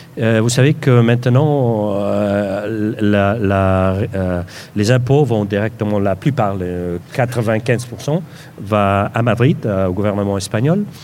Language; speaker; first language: French; non-native, fluent; Catalan